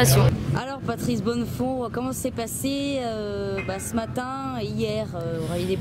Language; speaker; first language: French; native; French